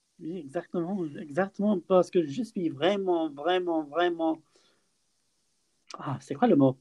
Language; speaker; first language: French; non-native, fluent; English